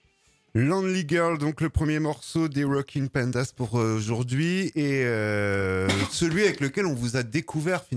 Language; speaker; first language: French; native; French